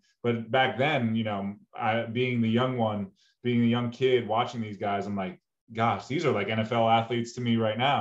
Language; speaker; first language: English; native; English